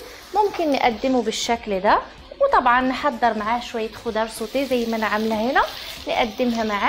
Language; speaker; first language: Arabic; native; Arabic